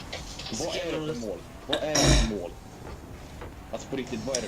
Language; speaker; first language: Swedish; native; Swedish